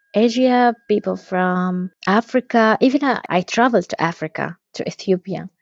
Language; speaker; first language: English; non-native, fluent; Arabic